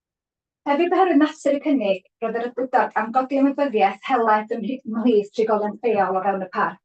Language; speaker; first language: Welsh; native; Welsh